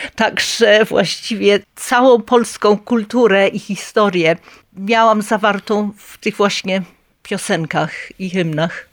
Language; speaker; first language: Polish; early bilingual, heritage; Polish